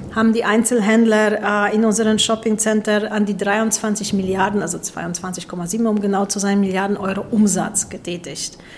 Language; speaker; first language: German; non-native, fluent; Polish